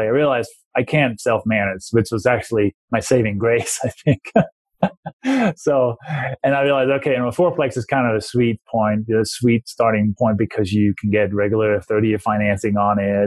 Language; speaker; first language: English; non-native, fluent; Danish